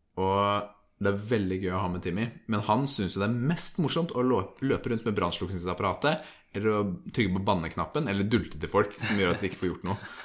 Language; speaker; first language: Norwegian; native; Norwegian